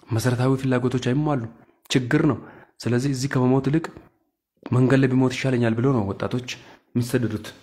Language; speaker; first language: Amharic; non-native, local second language; Hadiyya